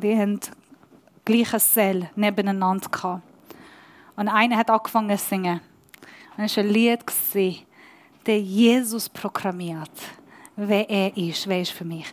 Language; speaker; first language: German; non-native, learner; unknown